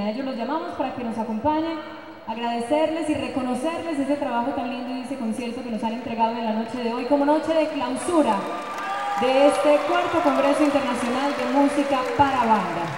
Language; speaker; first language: Spanish; native; Spanish